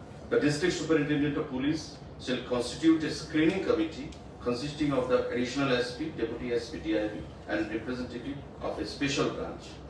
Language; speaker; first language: English; non-native, local second language; Bangla